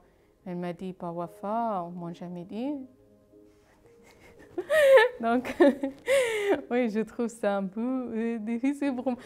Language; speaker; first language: French; non-native, fluent; Arabic